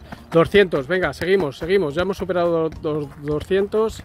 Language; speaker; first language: Spanish; native; Spanish